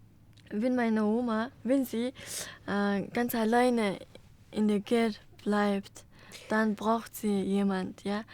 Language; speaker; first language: German; non-native, learner; Mongolian